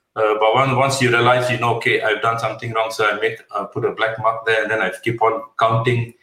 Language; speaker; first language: English; non-native, local second language; Punjabi